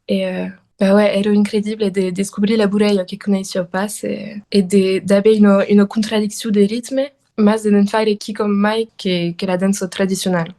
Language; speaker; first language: Occitan; non-native, local second language; French